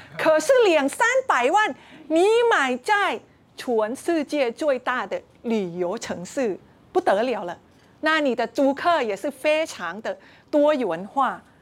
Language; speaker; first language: Chinese; non-native, fluent; Thai